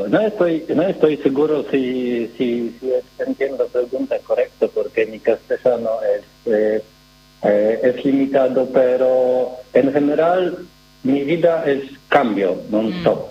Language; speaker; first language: Spanish; non-native, learner; Polish